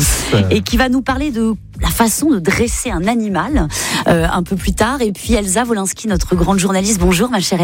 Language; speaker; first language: French; native; French